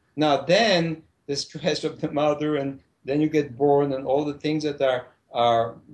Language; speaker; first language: English; non-native, fluent; Hebrew